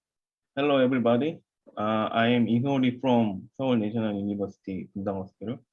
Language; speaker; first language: English; non-native, learner; Korean